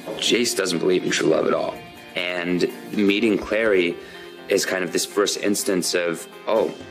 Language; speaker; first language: English; native; English